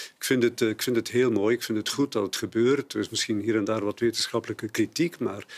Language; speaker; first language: Dutch; native; Dutch